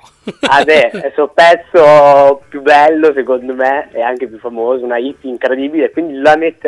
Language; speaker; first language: Italian; native; Italian